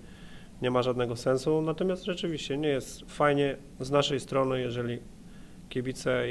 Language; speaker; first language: Polish; native; Polish